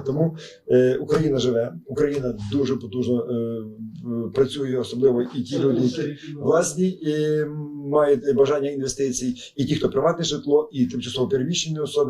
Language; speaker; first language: Ukrainian; native; Ukrainian